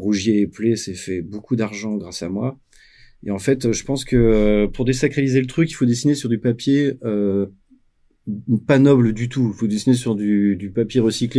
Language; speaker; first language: French; native; French